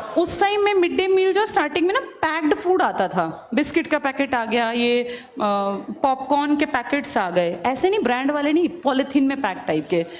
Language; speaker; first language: Hindi; native; Hindi